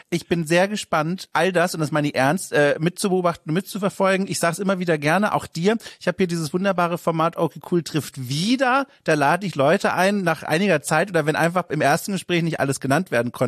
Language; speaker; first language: German; native; German